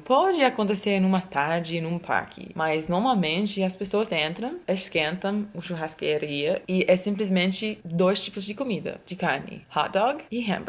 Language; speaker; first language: Portuguese; non-native, fluent; English